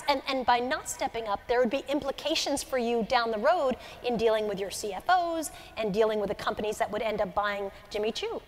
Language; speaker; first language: English; native; English